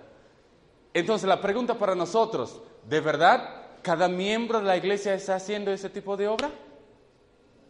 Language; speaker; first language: Spanish; non-native, fluent; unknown